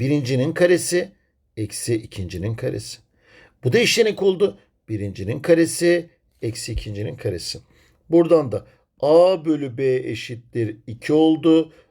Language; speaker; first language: Turkish; native; Turkish